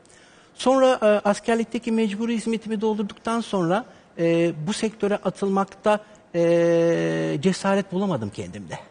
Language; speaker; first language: Turkish; native; Turkish